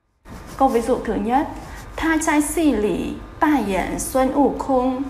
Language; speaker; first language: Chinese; non-native, fluent; Vietnamese